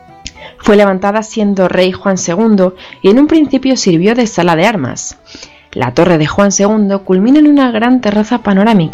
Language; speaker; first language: Spanish; native; Spanish